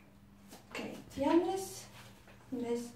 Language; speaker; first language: German; non-native, learner; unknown